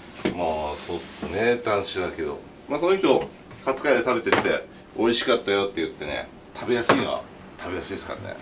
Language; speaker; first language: Japanese; native; Japanese